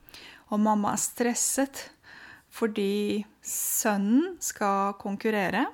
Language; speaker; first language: Norwegian; non-native, fluent; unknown